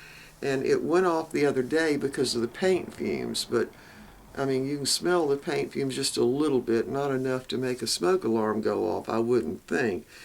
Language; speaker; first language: English; native; English